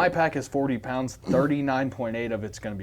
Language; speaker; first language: English; native; English